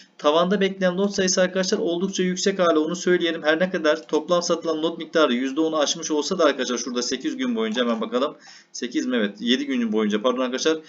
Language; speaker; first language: Turkish; native; Turkish